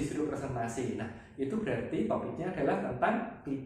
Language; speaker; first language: Indonesian; native; Indonesian